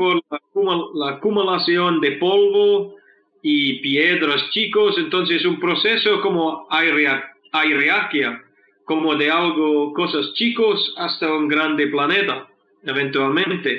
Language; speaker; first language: Spanish; non-native, fluent; English